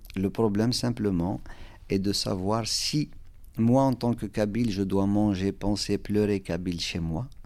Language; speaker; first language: French; non-native, local second language; Kabyle